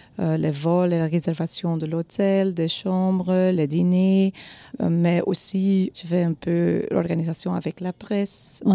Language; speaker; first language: French; non-native, local second language; Dutch